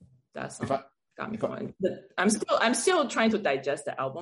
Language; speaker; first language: English; non-native, fluent; Chinese